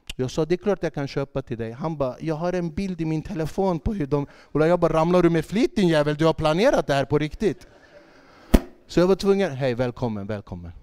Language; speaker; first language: Swedish; early bilingual, other home language; Kurdish